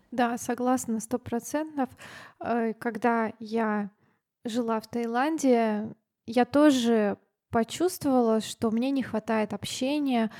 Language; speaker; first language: Russian; native; Russian